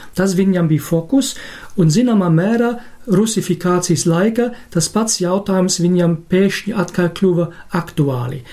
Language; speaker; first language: Latvian; non-native, fluent; German